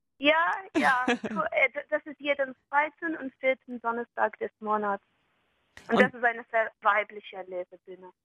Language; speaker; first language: German; non-native, fluent; English